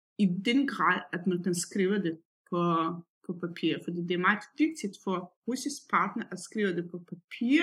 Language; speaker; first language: Danish; non-native, fluent; Russian